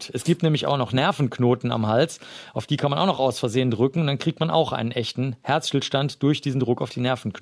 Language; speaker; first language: German; native; German